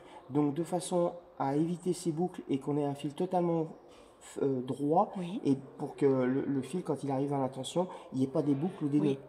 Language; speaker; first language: French; native; French